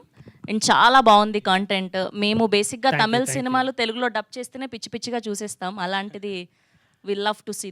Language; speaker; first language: Telugu; native; Telugu